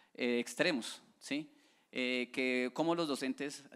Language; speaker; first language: Spanish; native; Spanish